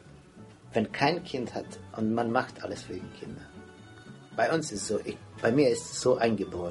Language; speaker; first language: German; non-native, fluent; Croatian